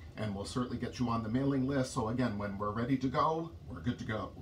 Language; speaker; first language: English; native; English